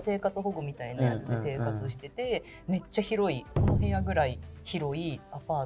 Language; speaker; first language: Japanese; native; Japanese